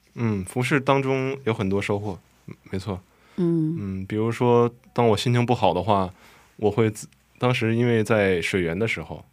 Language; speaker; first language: Chinese; native; Chinese